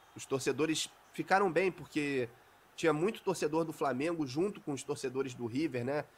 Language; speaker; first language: Portuguese; native; Portuguese